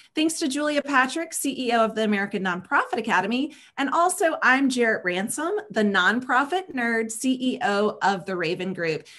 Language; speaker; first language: English; native; English